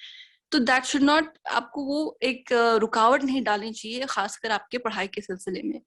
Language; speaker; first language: Hindi; native; Hindi